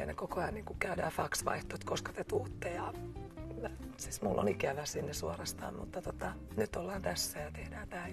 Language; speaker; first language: Finnish; native; Finnish